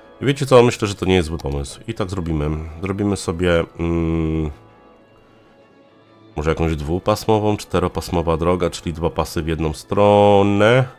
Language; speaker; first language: Polish; native; Polish